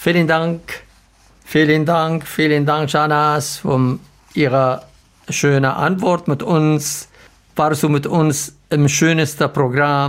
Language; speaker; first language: German; non-native, learner; Arabic